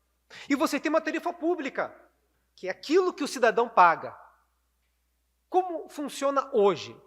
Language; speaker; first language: Portuguese; native; Portuguese